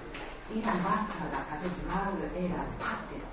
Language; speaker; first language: French; non-native, learner; Japanese